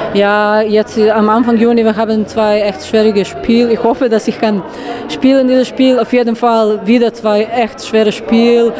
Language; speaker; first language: German; non-native, learner; Serbian